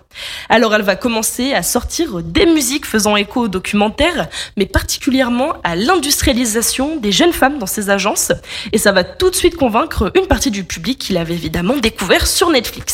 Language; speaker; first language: French; native; French